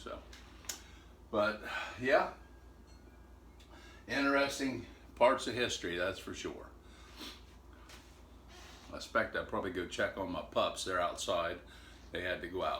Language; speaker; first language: English; native; English